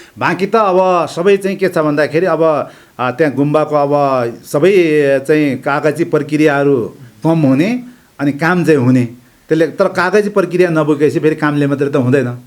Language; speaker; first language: Nepali; non-native, local second language; Sherpa